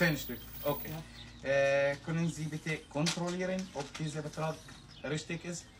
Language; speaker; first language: German; non-native, learner; Arabic